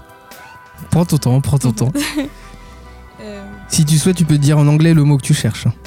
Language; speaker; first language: French; native; French